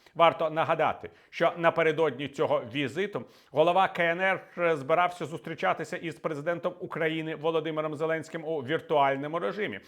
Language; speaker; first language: Ukrainian; native; Ukrainian